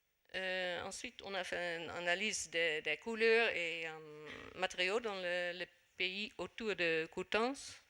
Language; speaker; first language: French; non-native, fluent; Dutch